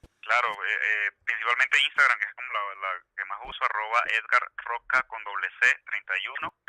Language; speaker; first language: Spanish; native; Spanish